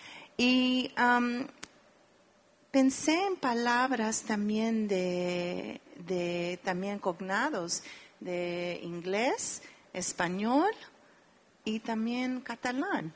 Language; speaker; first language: Spanish; early bilingual, heritage; Spanish